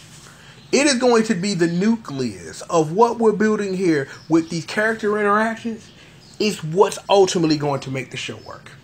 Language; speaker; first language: English; native; English